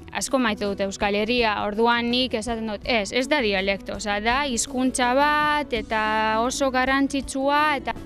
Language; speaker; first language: Basque; non-native, learner; Albanian